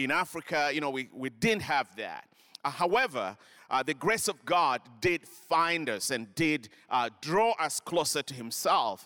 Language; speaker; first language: English; non-native, local second language; Luyia